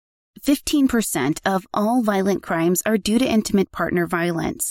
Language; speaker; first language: English; native; English